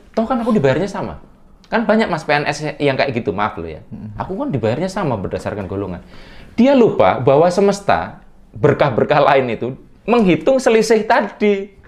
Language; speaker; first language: Indonesian; native; Indonesian